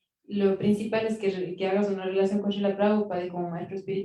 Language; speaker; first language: Spanish; native; Spanish